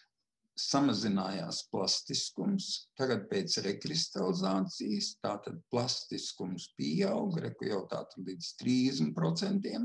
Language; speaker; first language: Latvian; native; Latvian